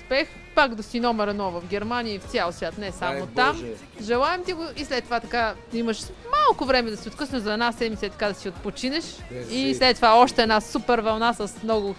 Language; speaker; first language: Bulgarian; native; Bulgarian